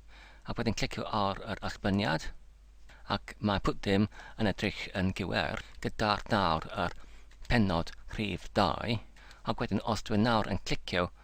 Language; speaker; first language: Welsh; non-native, learner; English